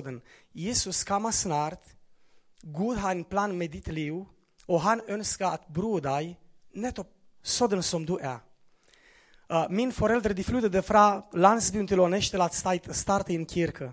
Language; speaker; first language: Swedish; non-native, learner; Romanian